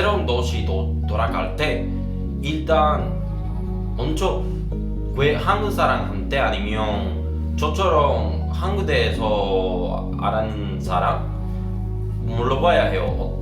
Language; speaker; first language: Korean; non-native, learner; Spanish